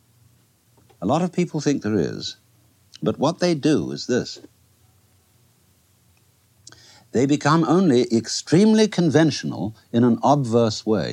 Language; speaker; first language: English; native; English